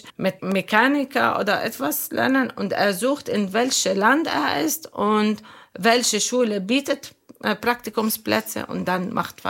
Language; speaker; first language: German; non-native, fluent; Arabic